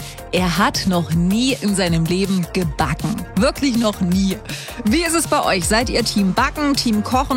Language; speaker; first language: German; native; German